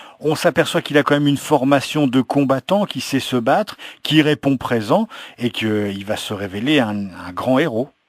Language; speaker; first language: French; native; French